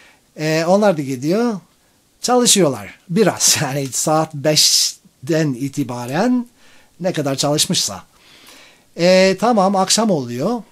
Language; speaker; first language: Turkish; non-native, fluent; English